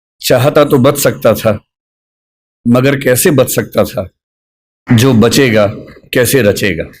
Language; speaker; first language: Hindi; native; Hindi